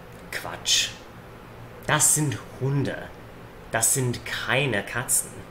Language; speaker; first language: German; non-native, fluent; English